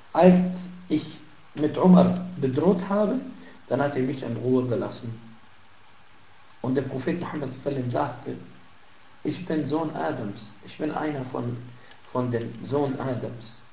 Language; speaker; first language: German; non-native, fluent; Arabic